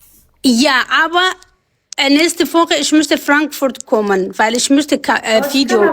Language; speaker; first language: German; non-native, learner; Amharic